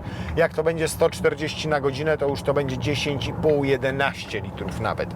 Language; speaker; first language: Polish; native; Polish